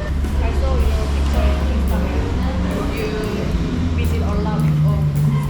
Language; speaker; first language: English; non-native, learner; Korean